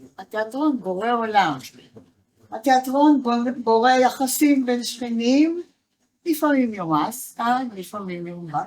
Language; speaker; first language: Hebrew; native; Hebrew